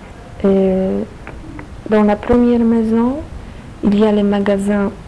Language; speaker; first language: French; non-native, learner; Polish